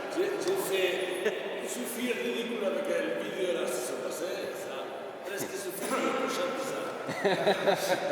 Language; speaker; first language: French; non-native, fluent; Spanish